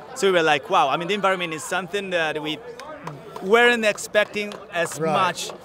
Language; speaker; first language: English; non-native, fluent; Italian